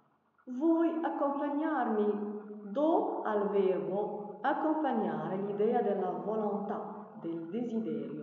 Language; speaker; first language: Italian; non-native, fluent; Arabic